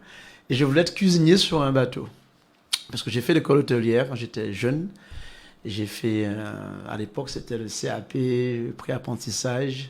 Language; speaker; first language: French; native; French